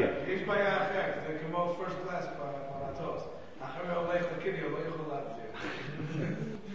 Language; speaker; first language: Hebrew; non-native, learner; English